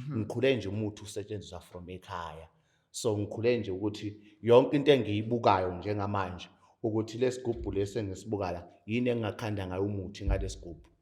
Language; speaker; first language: Zulu; native; Zulu